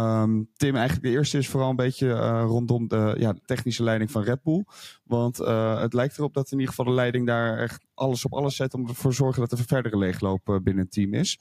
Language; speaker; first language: Dutch; native; Dutch